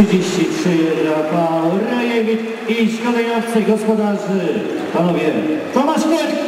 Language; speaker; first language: Polish; native; Polish